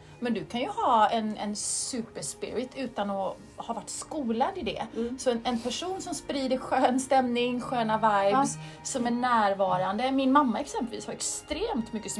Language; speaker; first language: Swedish; native; Swedish